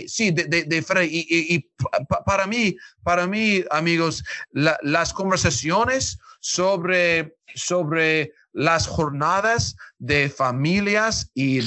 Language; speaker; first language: Spanish; non-native, learner; English